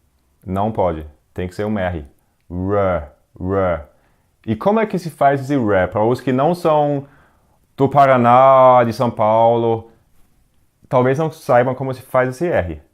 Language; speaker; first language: Portuguese; non-native, fluent; Danish